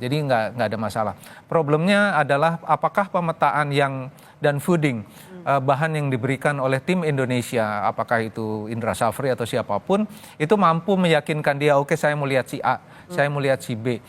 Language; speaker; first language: Indonesian; native; Indonesian